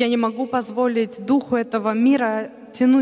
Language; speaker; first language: Russian; native; Russian